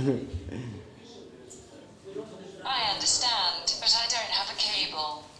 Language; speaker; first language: English; non-native, learner; Russian